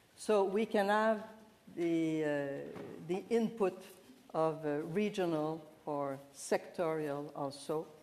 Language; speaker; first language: English; non-native, fluent; French